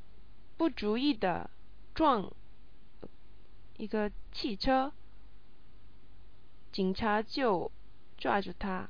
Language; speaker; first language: Chinese; non-native, learner; English